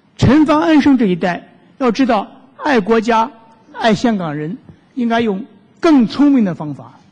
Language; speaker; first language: Chinese; native; Chinese